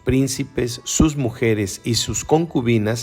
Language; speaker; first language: Spanish; native; Spanish